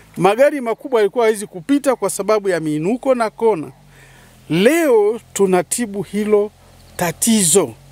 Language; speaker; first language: Swahili; native; Swahili